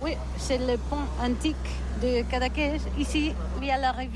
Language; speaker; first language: French; non-native, learner; Catalan